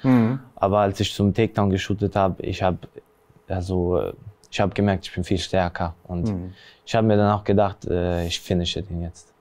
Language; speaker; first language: German; early bilingual, other home language; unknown